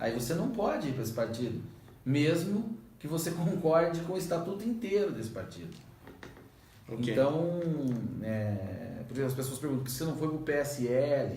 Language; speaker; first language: Portuguese; native; Portuguese